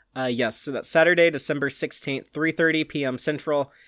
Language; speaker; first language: English; native; English